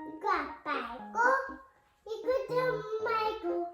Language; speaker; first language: Korean; early bilingual, heritage; Korean